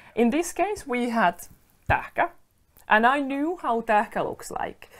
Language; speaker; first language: English; non-native, fluent; Finnish